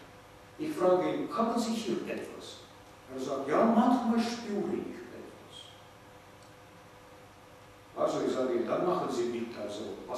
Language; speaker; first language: German; non-native, fluent; Russian